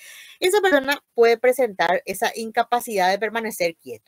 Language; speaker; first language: Spanish; native; Spanish